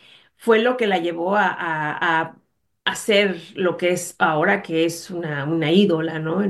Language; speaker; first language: Spanish; native; Spanish